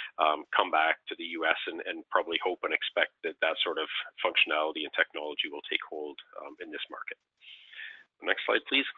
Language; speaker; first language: English; native; English